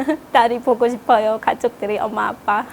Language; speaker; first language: Korean; non-native, learner; Khmer